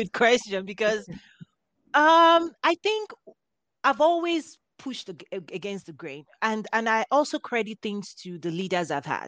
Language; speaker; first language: English; non-native, local second language; Yoruba